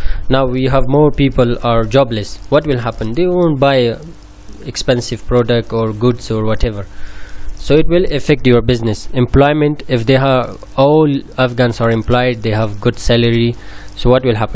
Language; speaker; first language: English; non-native, fluent; Persian